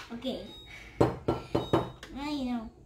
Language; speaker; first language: Spanish; early bilingual, heritage; Spanish